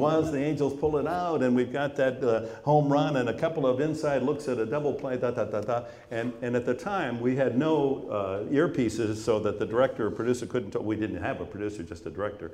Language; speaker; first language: English; native; English